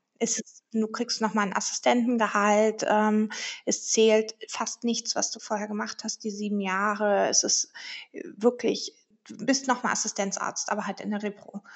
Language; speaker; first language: German; early bilingual, heritage; German